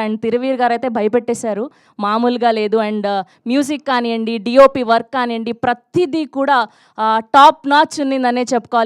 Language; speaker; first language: Telugu; native; Telugu